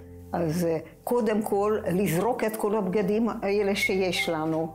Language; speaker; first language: Hebrew; non-native, fluent; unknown